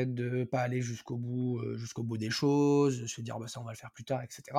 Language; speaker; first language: French; non-native, local second language; Arabic